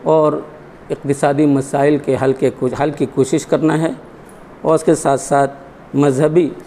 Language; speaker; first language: Hindi; non-native, local second language; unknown